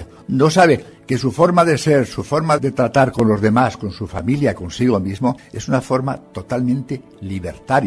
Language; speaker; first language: Spanish; native; Spanish